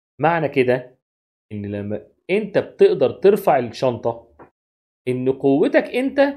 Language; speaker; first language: Arabic; native; Arabic